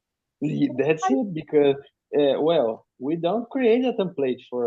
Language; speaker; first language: English; non-native, learner; Portuguese